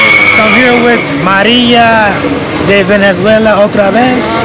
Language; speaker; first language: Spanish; non-native, learner; English